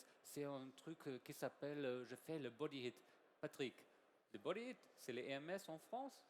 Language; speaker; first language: French; non-native, learner; German